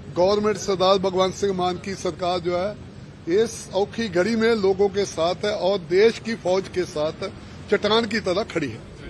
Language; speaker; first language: Hindi; non-native, local second language; Punjabi